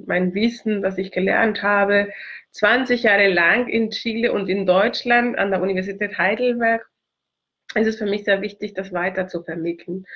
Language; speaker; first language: German; non-native, fluent; Spanish